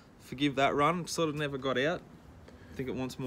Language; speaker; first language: English; native; English